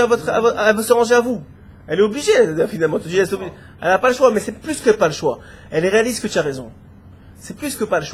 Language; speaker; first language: French; native; French